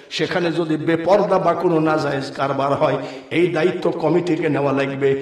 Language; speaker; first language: Bangla; native; Bangla